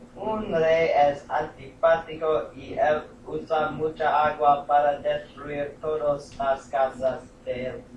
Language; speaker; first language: Spanish; non-native, learner; English